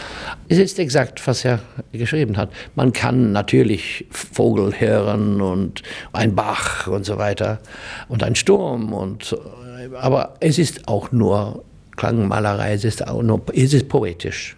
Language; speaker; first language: German; non-native, learner; English